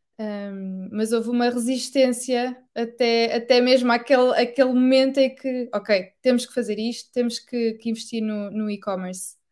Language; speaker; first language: Portuguese; native; Portuguese